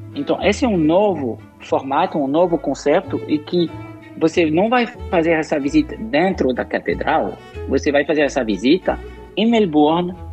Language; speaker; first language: Portuguese; non-native, fluent; French